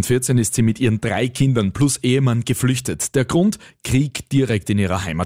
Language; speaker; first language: German; native; German